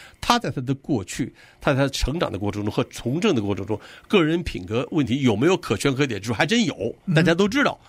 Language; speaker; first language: Chinese; native; Chinese